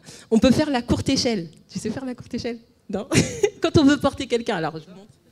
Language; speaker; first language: French; native; French